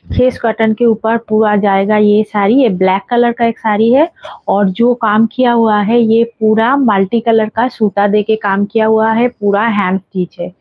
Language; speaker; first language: Hindi; non-native, local second language; Bangla